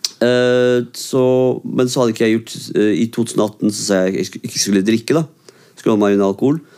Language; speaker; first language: Norwegian; early bilingual, other home language; Kurdish